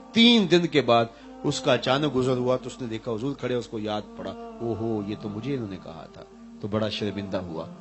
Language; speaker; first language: Urdu; non-native, local second language; Punjabi